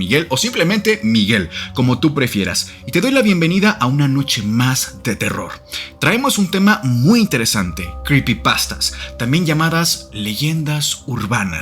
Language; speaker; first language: Spanish; native; Spanish